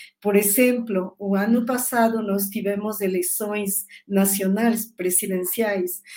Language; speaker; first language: Spanish; native; Spanish